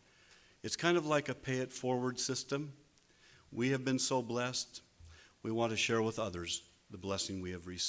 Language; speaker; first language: English; native; English